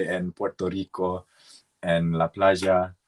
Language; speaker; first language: Spanish; non-native, learner; English